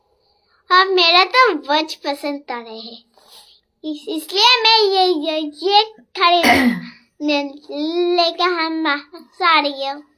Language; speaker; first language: Hindi; non-native, local second language; Bangla